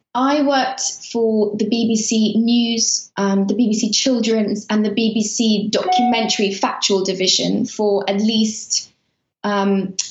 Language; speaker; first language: English; early bilingual, other home language; Persian